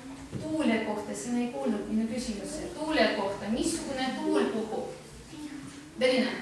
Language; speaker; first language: Estonian; non-native, local second language; Russian